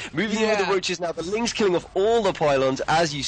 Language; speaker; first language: English; native; English